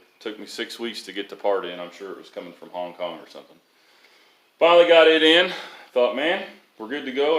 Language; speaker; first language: English; native; English